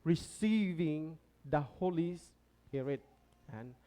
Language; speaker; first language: English; non-native, local second language; Filipino